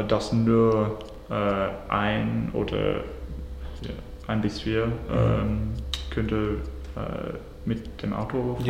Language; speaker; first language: German; non-native, learner; English